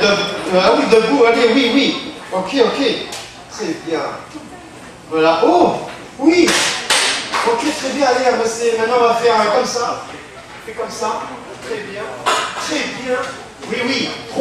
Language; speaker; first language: French; non-native, fluent; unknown